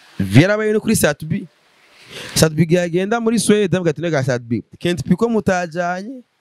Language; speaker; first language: Rundi; native; Rundi